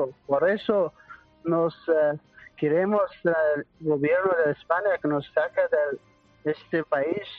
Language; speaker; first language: Spanish; non-native, learner; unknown